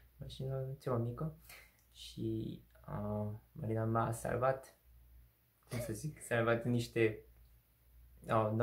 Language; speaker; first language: Romanian; non-native, learner; Korean